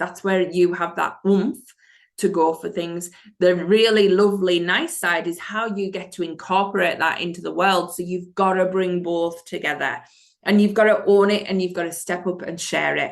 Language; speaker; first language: English; native; English